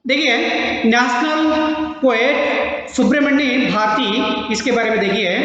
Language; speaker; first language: Hindi; non-native, local second language; Kannada